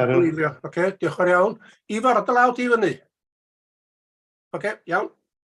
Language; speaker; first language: Welsh; native; Welsh